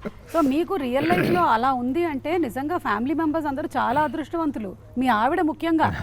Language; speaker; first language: Telugu; native; Telugu